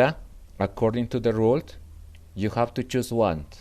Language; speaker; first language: English; non-native, fluent; Spanish